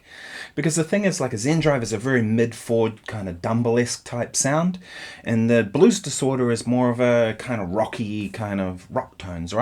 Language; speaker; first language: English; native; English